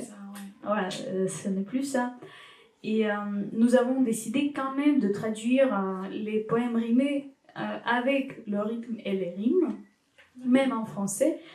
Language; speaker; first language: French; non-native, fluent; Ukrainian